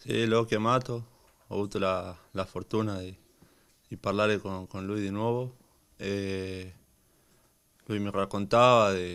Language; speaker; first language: Italian; non-native, learner; Spanish